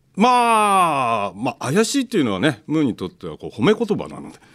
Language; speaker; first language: Japanese; native; Japanese